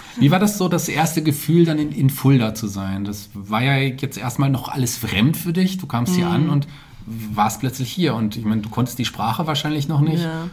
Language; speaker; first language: German; native; German